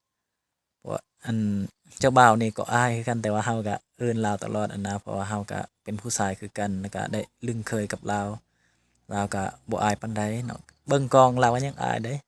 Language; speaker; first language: Thai; non-native, local second language; Lao